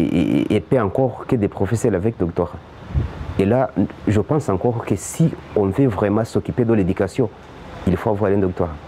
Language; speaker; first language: French; non-native, fluent; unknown